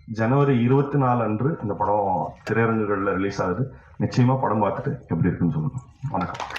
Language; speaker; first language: Tamil; native; Tamil